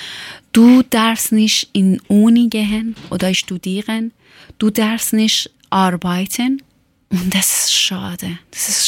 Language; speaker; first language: German; non-native, fluent; Persian